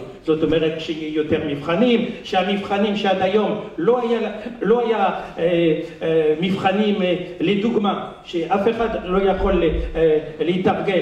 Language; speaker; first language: Hebrew; non-native, fluent; French